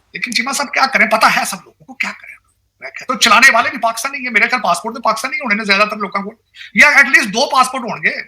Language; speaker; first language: Urdu; non-native, local second language; Punjabi